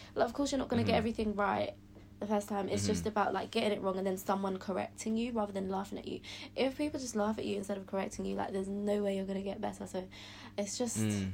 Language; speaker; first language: English; native; English